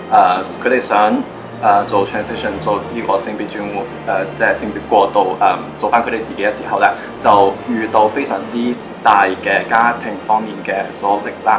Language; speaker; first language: Cantonese; native; Cantonese